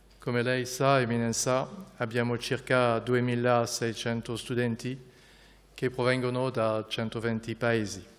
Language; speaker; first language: Italian; non-native, fluent; French